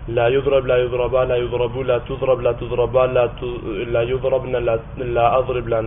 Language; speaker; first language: Arabic; non-native, learner; Urdu